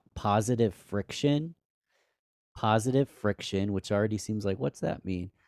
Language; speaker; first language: English; native; English